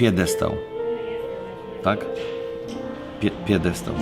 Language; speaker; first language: Polish; native; Polish